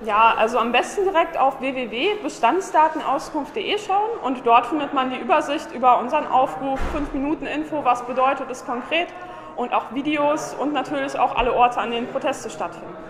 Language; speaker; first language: German; native; German